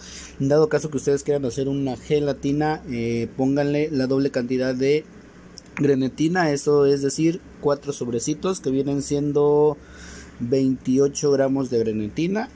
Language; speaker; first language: Spanish; native; Spanish